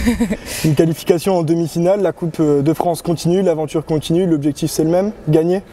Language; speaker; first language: French; native; French